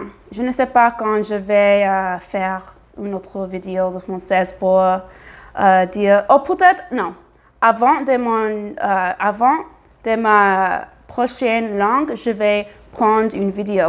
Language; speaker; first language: French; non-native, learner; English